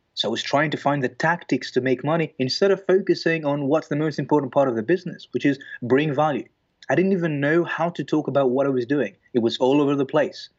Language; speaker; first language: English; non-native, fluent; Greek